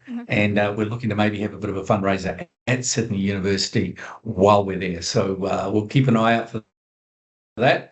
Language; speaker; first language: English; native; English